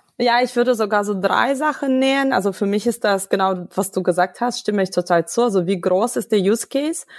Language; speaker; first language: German; non-native, fluent; Russian